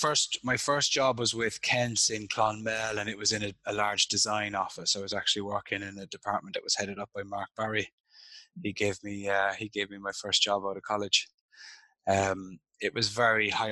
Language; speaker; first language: English; native; English